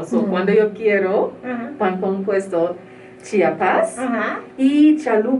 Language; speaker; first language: Spanish; non-native, learner; English